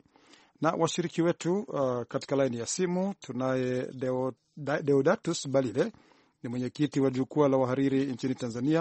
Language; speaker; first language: Swahili; non-native, local second language; Rundi